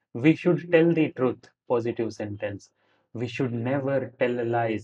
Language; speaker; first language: English; non-native, local second language; Kannada